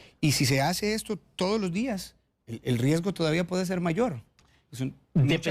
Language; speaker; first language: Spanish; native; Spanish